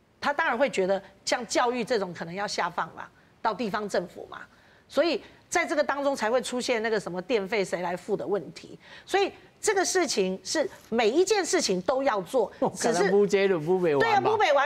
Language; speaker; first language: Chinese; native; Chinese